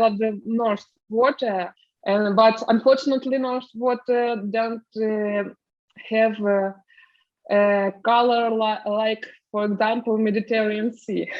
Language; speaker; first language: English; non-native, learner; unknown